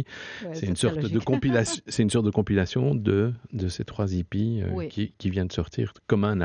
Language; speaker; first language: French; native; French